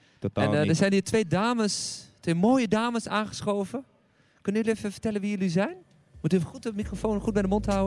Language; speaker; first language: Dutch; native; Dutch